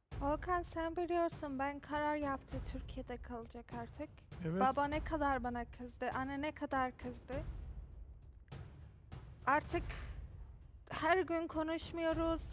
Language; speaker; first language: Turkish; non-native, learner; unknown